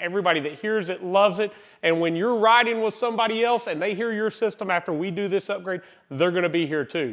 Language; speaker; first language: English; native; English